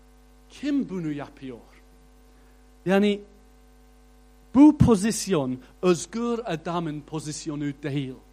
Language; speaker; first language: Turkish; non-native, fluent; English